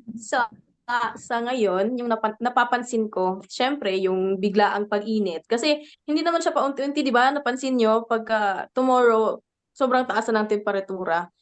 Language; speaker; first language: Filipino; non-native, local second language; Cebuano